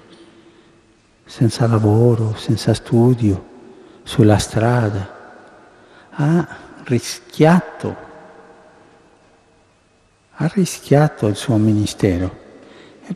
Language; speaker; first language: Italian; non-native, fluent; Spanish